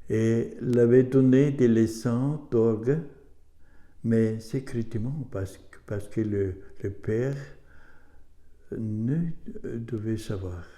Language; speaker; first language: French; non-native, learner; German